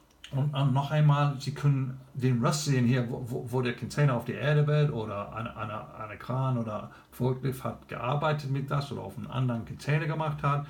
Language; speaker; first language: German; non-native, learner; English